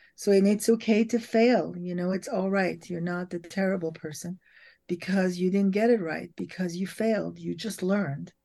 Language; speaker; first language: English; early bilingual, other home language; French